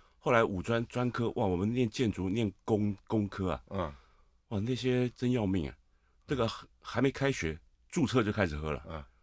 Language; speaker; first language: Chinese; native; Chinese